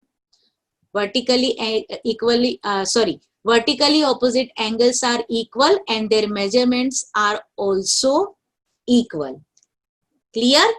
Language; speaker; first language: English; non-native, local second language; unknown